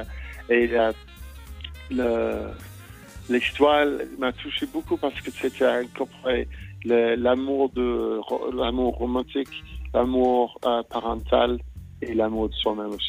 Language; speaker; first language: French; non-native, fluent; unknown